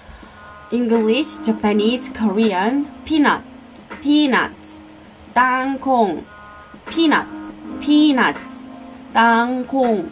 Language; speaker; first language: English; non-native, learner; Korean